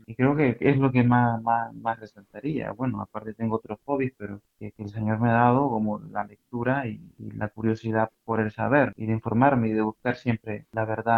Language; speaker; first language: Spanish; native; Spanish